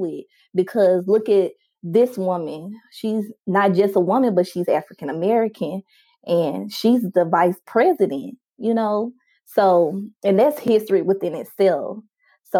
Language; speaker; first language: English; native; English